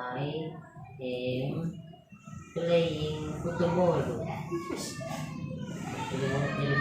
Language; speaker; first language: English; non-native, learner; Indonesian